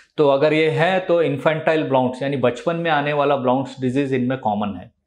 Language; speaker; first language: Hindi; non-native, local second language; Telugu